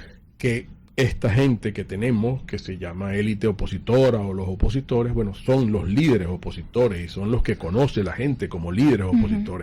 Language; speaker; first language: Spanish; native; Spanish